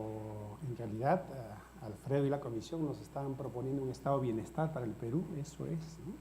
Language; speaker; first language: Spanish; native; Spanish